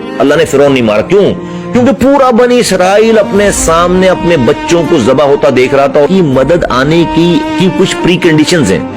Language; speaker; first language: Urdu; native; Urdu